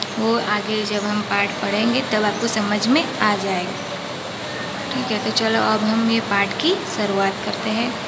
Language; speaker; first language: Hindi; non-native, local second language; Gujarati